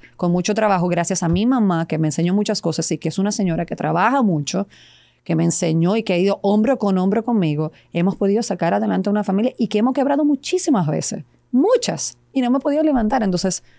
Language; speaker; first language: Spanish; non-native, fluent; Serbian